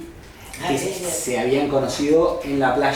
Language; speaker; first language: Spanish; native; Spanish